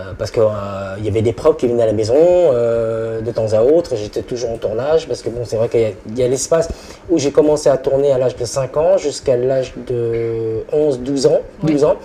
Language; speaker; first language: French; non-native, fluent; Vietnamese